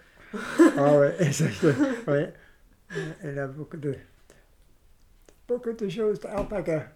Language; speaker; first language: French; non-native, learner; English